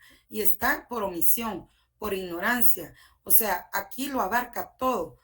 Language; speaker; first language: Spanish; native; Spanish